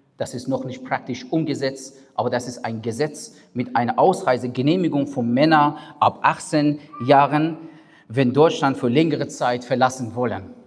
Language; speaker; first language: German; non-native, fluent; Persian